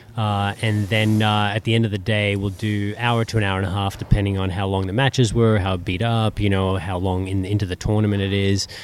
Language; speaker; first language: English; native; English